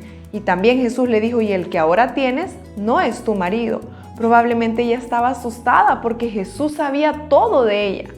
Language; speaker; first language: Spanish; native; Spanish